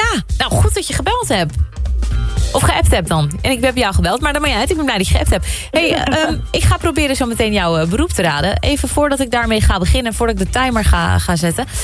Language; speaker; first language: Dutch; native; Dutch